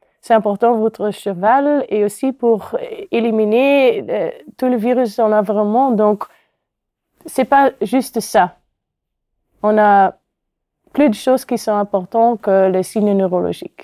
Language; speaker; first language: French; non-native, local second language; Dutch